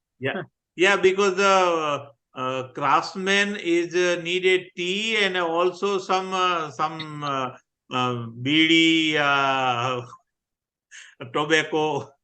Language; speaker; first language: English; non-native, learner; Gujarati